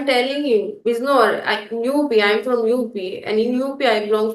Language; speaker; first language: English; non-native, local second language; Hindi